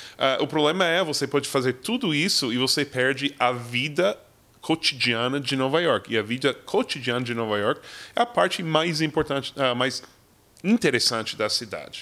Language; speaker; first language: Portuguese; non-native, fluent; English